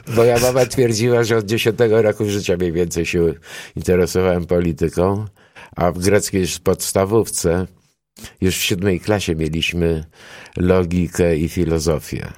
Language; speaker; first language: Polish; early bilingual, other home language; Greek